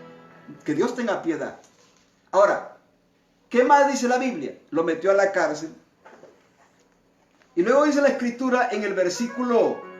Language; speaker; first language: Spanish; native; Spanish